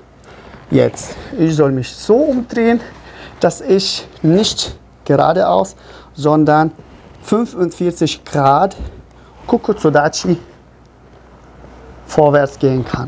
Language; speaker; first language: German; non-native, fluent; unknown